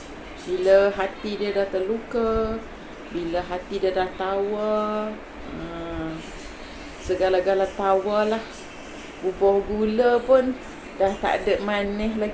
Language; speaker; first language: Malay; native; Malay